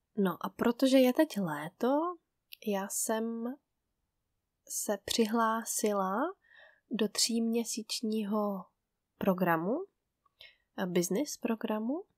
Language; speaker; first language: Czech; native; Czech